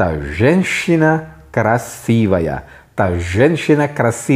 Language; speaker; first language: Russian; non-native, fluent; Filipino